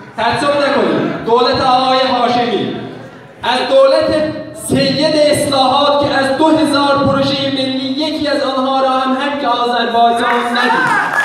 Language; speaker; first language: Persian; non-native, local second language; Azerbaijani